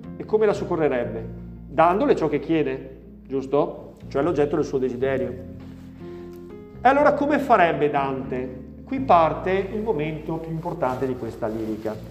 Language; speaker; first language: Italian; native; Italian